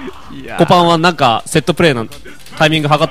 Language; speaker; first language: Japanese; native; Japanese